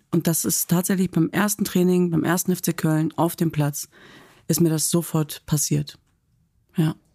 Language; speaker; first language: German; native; German